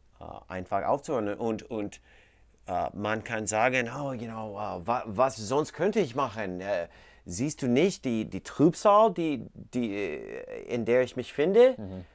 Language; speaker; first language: German; non-native, learner; English